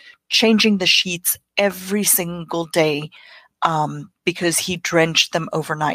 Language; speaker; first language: English; non-native, local second language; Afrikaans